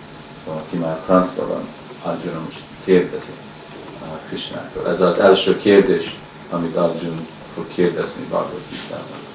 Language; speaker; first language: Hungarian; early bilingual, heritage; Hungarian